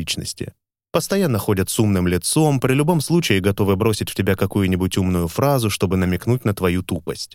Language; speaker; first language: Russian; native; Russian